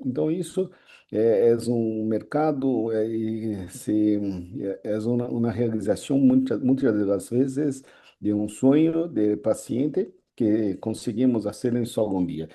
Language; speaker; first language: Spanish; non-native, learner; Portuguese